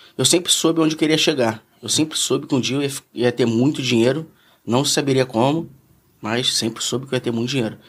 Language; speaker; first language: Portuguese; native; Portuguese